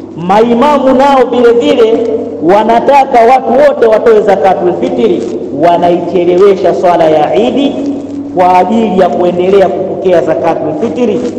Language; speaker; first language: Swahili; native; Swahili